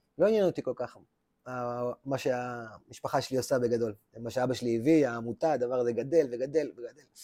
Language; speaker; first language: Hebrew; native; Hebrew